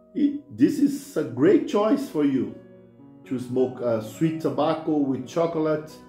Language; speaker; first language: English; non-native, fluent; Portuguese